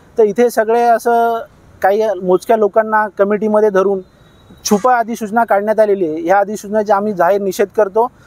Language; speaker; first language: Marathi; native; Marathi